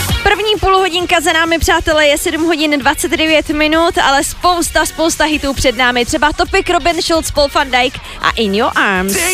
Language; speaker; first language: Czech; native; Czech